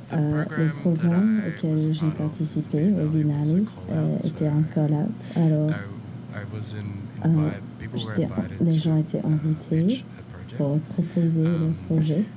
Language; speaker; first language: French; non-native, learner; English